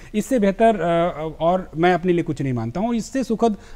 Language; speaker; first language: Hindi; native; Hindi